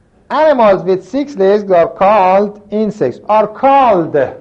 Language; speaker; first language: English; non-native, fluent; Persian